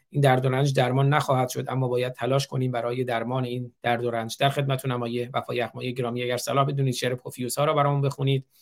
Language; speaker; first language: Persian; native; Persian